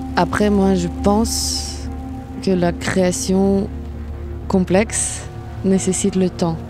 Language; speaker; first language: French; non-native, fluent; Ukrainian